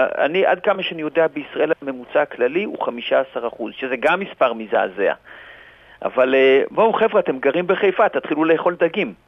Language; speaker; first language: Hebrew; native; Hebrew